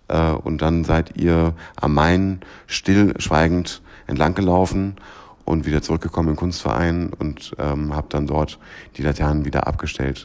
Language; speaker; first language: German; native; German